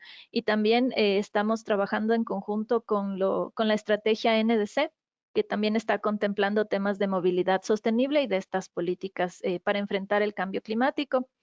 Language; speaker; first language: Spanish; native; Spanish